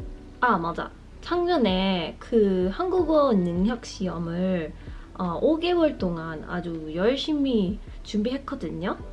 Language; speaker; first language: Korean; non-native, fluent; English